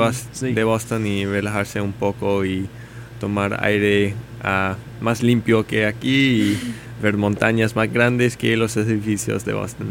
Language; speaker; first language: Spanish; non-native, learner; English